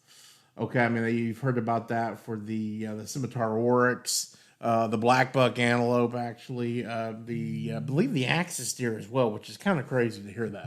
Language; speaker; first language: English; native; English